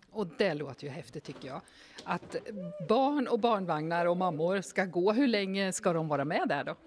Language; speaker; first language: Swedish; native; Swedish